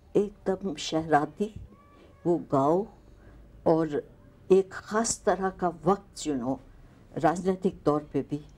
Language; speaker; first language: Urdu; non-native, local second language; Punjabi